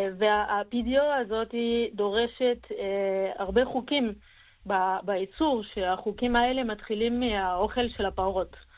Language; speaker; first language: Hebrew; non-native, fluent; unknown